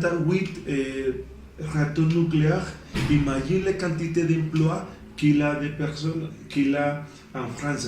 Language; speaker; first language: French; non-native, learner; Spanish